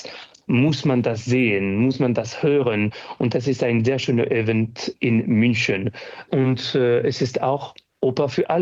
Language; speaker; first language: German; non-native, fluent; French